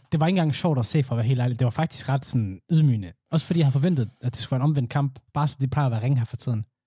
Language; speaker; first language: Danish; early bilingual, other home language; Somali